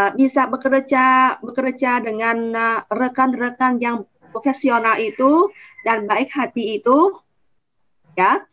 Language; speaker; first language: Indonesian; non-native, fluent; Vietnamese